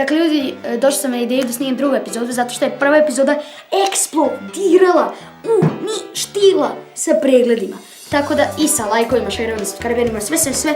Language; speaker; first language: Bosnian; native; Bosnian